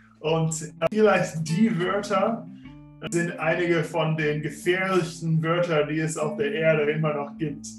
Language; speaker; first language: German; non-native, fluent; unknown